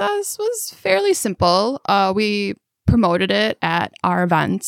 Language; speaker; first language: English; native; English